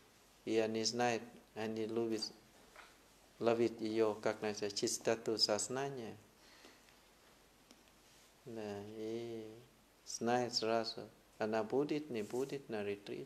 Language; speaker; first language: Russian; non-native, learner; Thai